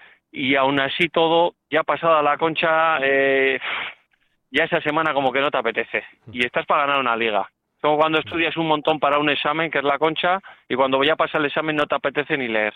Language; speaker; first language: Spanish; native; Spanish